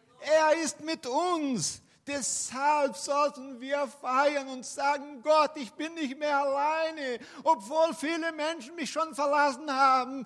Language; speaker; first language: German; non-native, fluent; Portuguese